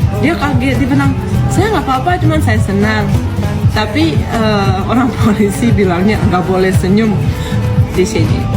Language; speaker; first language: Indonesian; non-native, fluent; Russian